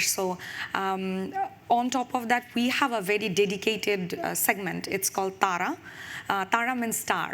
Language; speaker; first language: English; non-native, local second language; Bangla